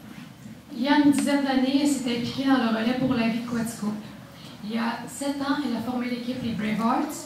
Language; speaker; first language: French; native; French